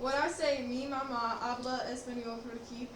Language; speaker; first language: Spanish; non-native, learner; English